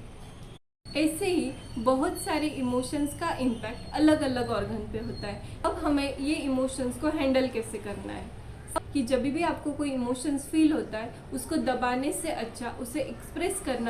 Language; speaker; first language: Hindi; non-native, local second language; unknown